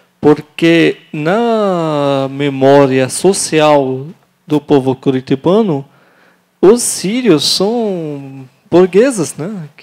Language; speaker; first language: Portuguese; non-native, learner; Arabic